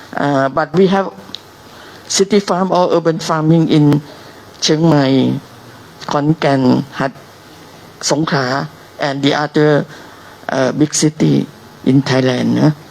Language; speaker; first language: English; non-native, learner; Thai